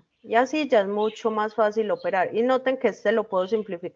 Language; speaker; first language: Spanish; native; Spanish